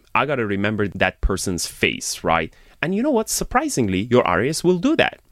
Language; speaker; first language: English; non-native, fluent; Persian